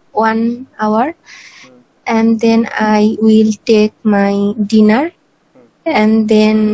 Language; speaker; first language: English; non-native, learner; Bangla